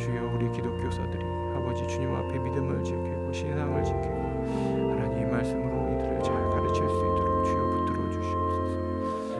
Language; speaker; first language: Korean; native; Korean